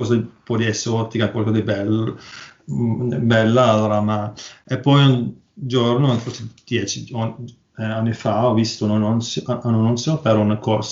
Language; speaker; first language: Italian; non-native, learner; Norwegian